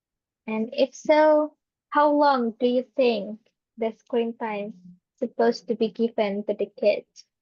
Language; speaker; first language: English; non-native, fluent; Indonesian